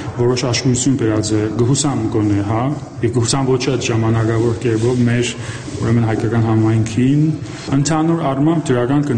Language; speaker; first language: Armenian; early bilingual, heritage; Armenian